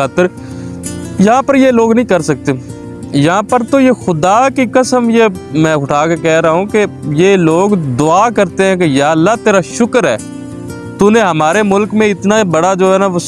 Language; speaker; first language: Urdu; non-native, local second language; Punjabi